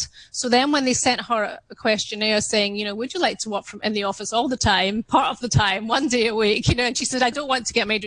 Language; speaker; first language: English; native; English